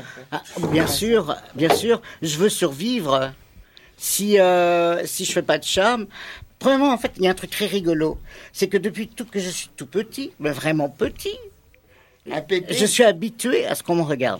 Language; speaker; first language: French; native; French